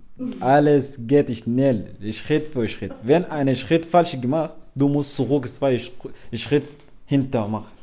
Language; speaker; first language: German; non-native, learner; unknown